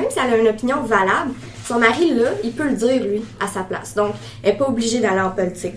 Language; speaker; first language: French; native; French